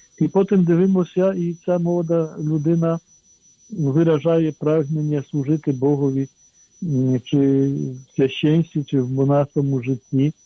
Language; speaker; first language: Ukrainian; non-native, fluent; Polish